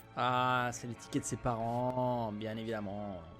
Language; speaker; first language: French; native; French